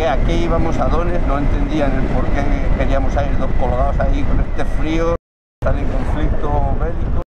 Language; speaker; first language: Spanish; native; Spanish